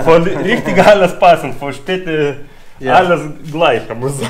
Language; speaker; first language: German; non-native, learner; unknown